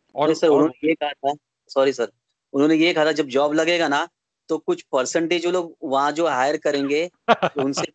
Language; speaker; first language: Hindi; native; Hindi